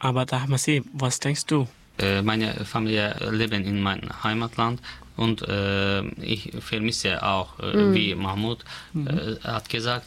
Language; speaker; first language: German; non-native, fluent; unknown